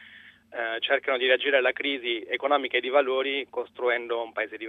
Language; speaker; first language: Italian; native; Italian